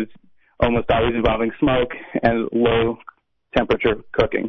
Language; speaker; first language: English; native; English